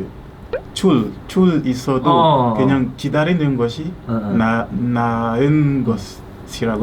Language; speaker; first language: Korean; non-native, learner; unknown